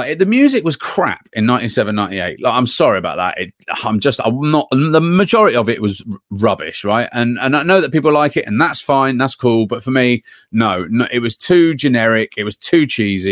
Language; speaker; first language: English; native; English